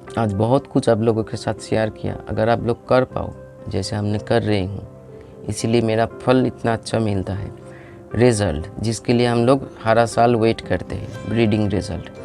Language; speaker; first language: Hindi; non-native, local second language; Bangla